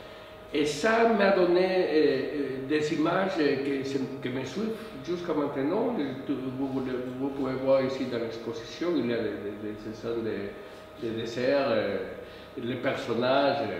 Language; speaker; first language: French; non-native, fluent; Spanish